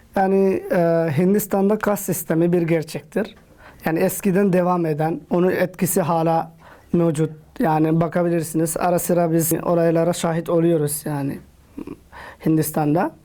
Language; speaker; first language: Turkish; non-native, fluent; Urdu